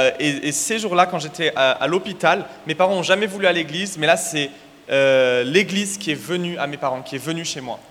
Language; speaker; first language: French; native; French